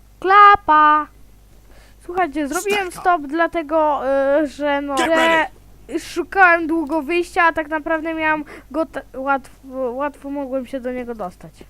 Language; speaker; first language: Polish; native; Polish